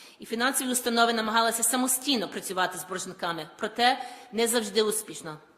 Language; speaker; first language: Ukrainian; early bilingual, heritage; Ukrainian